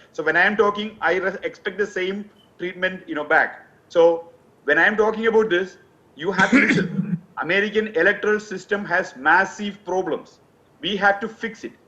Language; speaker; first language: English; non-native, local second language; Malayalam